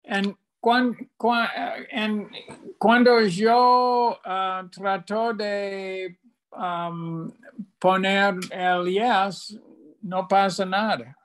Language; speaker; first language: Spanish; non-native, learner; English